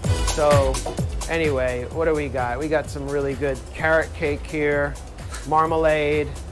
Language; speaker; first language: English; native; English